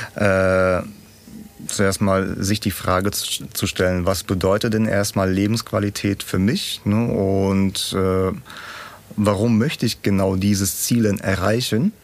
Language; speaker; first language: German; early bilingual, other home language; Russian